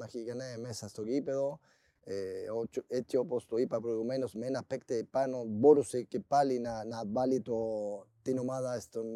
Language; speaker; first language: Greek; non-native, fluent; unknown